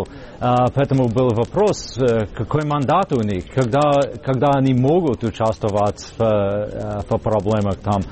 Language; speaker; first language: Russian; non-native, fluent; English